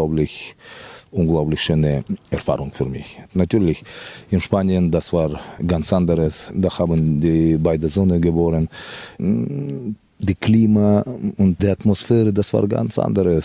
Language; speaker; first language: German; non-native, fluent; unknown